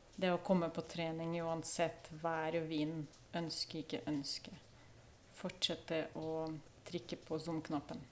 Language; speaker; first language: Norwegian; non-native, fluent; Ukrainian